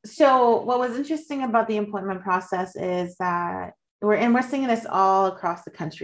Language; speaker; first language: English; early bilingual, other home language; Spanish